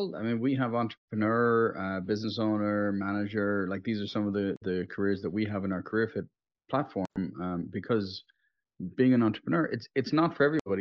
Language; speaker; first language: English; native; English